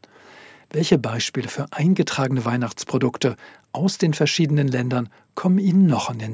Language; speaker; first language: German; native; German